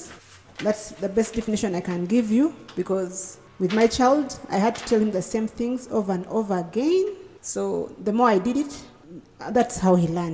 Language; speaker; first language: English; non-native, local second language; Acoli